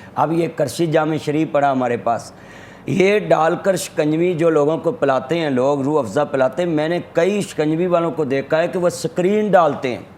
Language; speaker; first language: Urdu; non-native, local second language; Punjabi